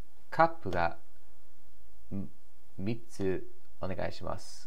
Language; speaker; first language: Japanese; non-native, learner; English